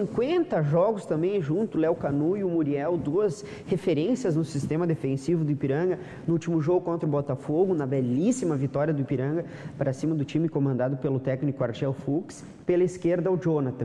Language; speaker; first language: Portuguese; native; Portuguese